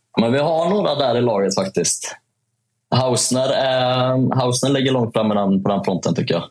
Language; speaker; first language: Swedish; native; Swedish